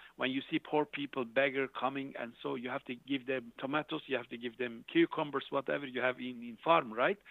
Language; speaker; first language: English; non-native, fluent; Turkish